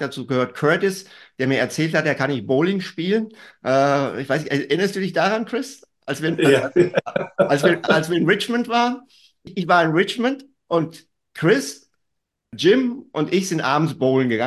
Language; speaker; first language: German; native; German